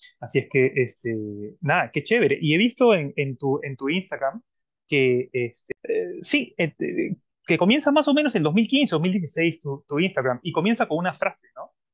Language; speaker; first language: Spanish; native; Spanish